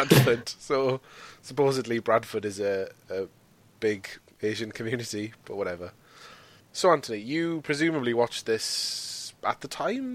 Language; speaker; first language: English; native; English